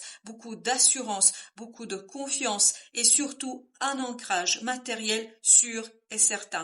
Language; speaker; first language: French; native; French